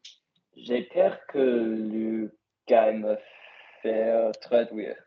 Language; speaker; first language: French; non-native, learner; English